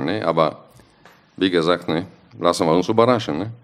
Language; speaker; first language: German; non-native, fluent; Italian